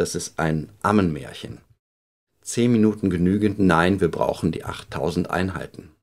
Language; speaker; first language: German; native; German